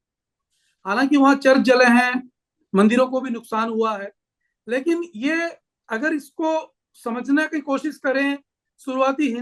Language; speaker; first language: Hindi; native; Hindi